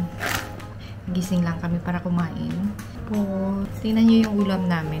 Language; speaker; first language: Filipino; native; Filipino